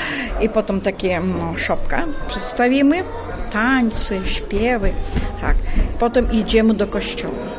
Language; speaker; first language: Polish; non-native, learner; Russian